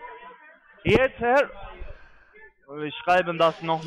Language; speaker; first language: German; non-native, fluent; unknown